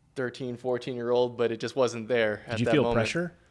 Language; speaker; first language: English; native; English